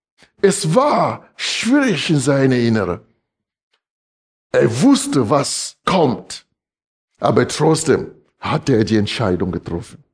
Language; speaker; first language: German; non-native, fluent; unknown